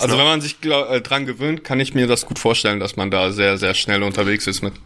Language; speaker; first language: German; native; German